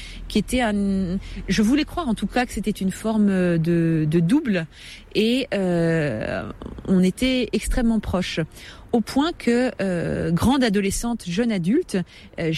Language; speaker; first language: French; native; French